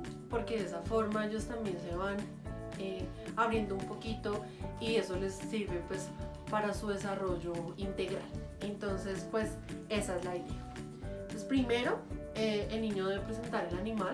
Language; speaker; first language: Spanish; native; Spanish